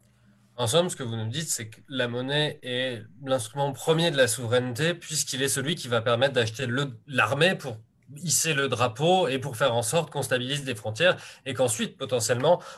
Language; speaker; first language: French; native; French